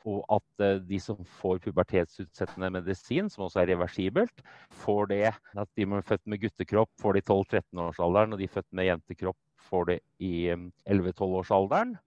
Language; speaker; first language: Norwegian; native; Norwegian